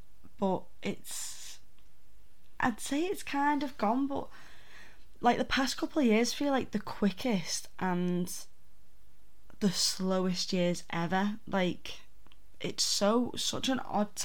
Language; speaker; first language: English; native; English